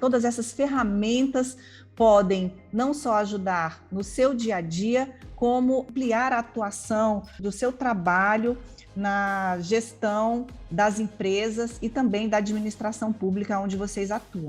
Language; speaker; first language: Portuguese; native; Portuguese